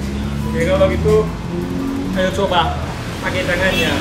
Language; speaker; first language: Indonesian; non-native, learner; Korean